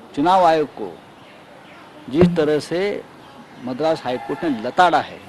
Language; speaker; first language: Hindi; non-native, local second language; Marathi